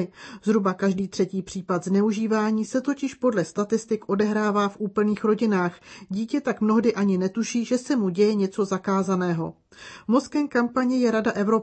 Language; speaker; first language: Czech; native; Czech